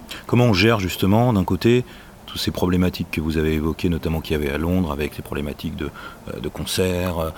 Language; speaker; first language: French; native; French